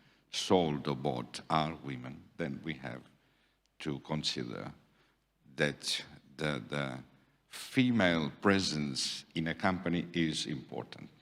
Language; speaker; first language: English; non-native, fluent; Italian